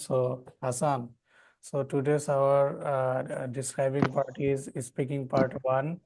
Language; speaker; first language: English; non-native, learner; Bangla